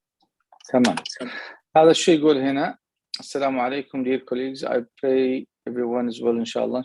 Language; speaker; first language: Arabic; native; Arabic